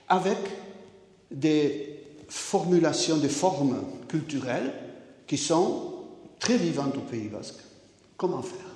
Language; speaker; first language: French; native; French